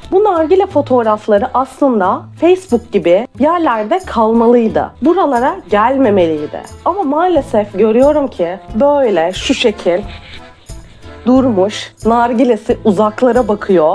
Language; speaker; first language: Turkish; native; Turkish